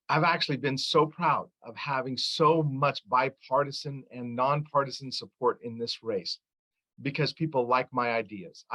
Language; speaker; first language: English; early bilingual, other home language; Arabic